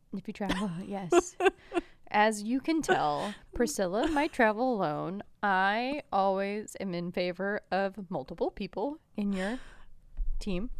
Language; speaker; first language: English; early bilingual, other home language; Albanian